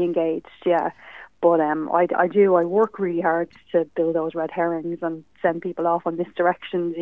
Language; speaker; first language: English; native; English